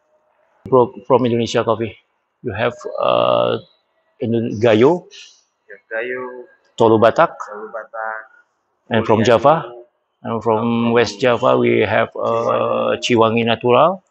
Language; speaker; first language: English; non-native, learner; Indonesian